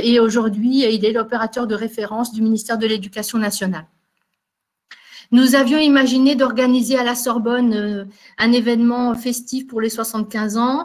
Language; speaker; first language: French; native; French